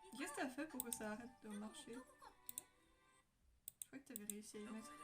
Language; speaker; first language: French; native; French